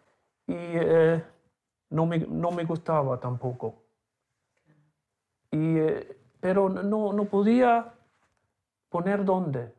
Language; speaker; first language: Spanish; non-native, local second language; German